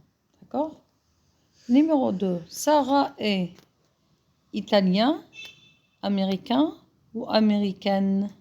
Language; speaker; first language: French; non-native, fluent; Arabic